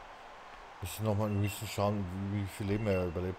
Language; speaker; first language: German; native; German